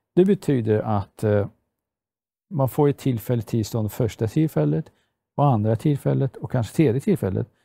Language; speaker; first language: Swedish; non-native, fluent; Persian